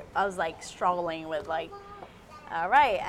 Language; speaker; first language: English; non-native, fluent; Spanish